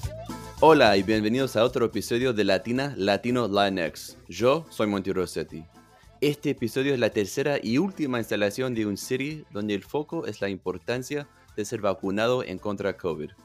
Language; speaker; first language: Spanish; non-native, fluent; English